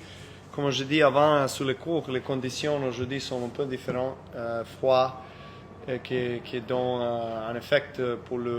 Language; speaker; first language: French; non-native, fluent; Serbian